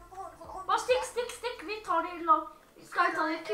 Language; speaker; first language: Norwegian; native; Norwegian